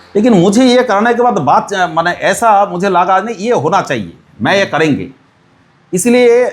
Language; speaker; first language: Hindi; non-native, local second language; Bangla